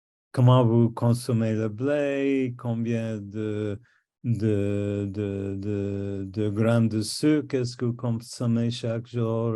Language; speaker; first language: French; non-native, local second language; English